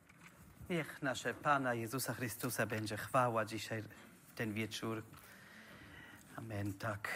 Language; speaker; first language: Polish; non-native, learner; German